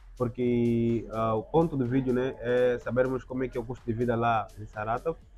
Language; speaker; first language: Portuguese; native; Portuguese